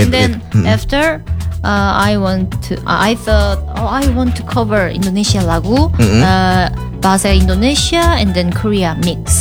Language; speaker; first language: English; non-native, learner; Korean